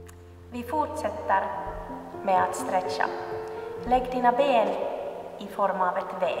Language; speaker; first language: Swedish; non-native, local second language; Finnish